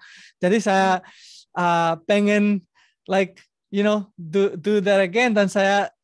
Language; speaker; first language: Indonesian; non-native, learner; Spanish